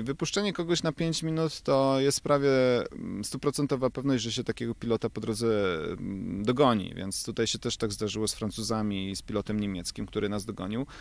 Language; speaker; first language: Polish; native; Polish